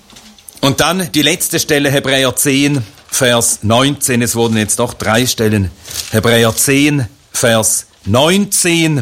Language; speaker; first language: German; native; German